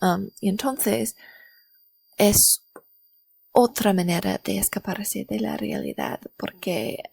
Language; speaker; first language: Spanish; non-native, learner; English